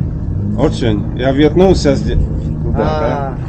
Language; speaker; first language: Russian; non-native, learner; Polish